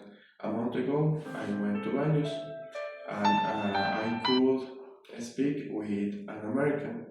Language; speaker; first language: English; non-native, learner; Spanish